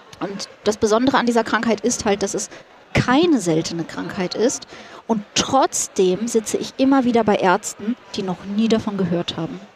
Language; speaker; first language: German; early bilingual, other home language; Russian